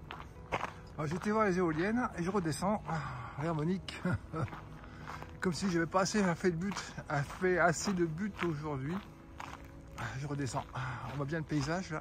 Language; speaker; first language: French; native; French